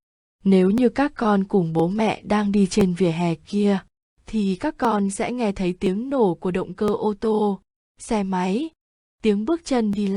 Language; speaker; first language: Vietnamese; native; Vietnamese